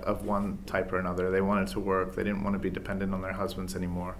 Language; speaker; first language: English; native; English